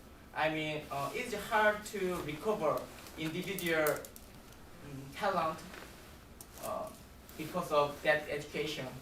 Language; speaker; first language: English; non-native, learner; Korean